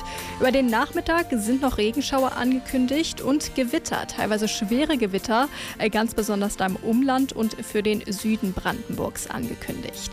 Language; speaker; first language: German; native; German